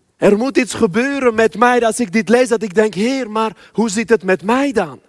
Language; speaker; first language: Dutch; early bilingual, other home language; Armenian